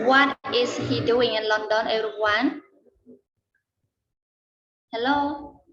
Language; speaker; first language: English; non-native, learner; Khmer